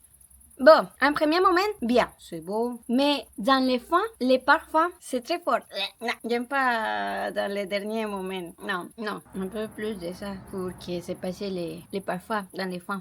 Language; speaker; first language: French; non-native, learner; Spanish